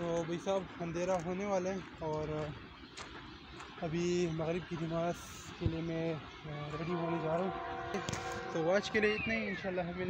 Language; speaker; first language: Hindi; non-native, local second language; Pashto